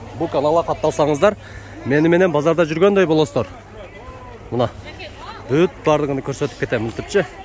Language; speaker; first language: Kyrgyz; native; Kyrgyz